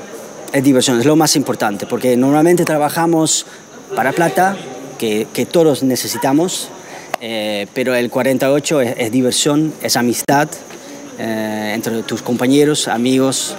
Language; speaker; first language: Spanish; non-native, learner; Dutch